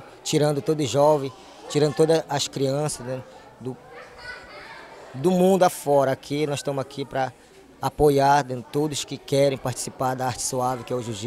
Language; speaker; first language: Portuguese; native; Portuguese